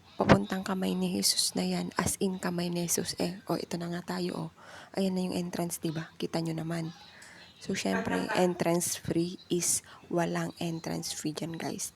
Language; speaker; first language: Filipino; non-native, local second language; Bikol